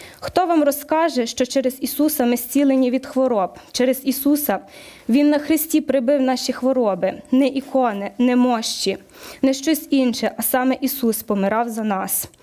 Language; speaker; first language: Ukrainian; native; Ukrainian